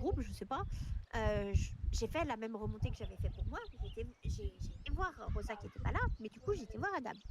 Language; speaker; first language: French; native; French